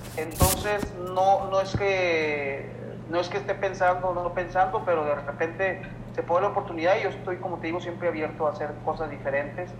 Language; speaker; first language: Spanish; native; Spanish